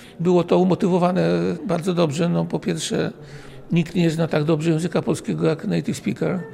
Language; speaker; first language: Polish; native; Polish